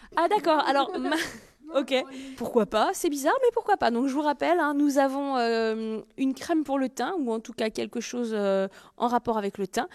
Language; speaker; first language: French; native; French